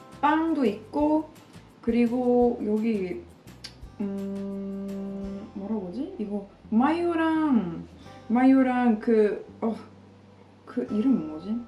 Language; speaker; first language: Korean; non-native, fluent; Swedish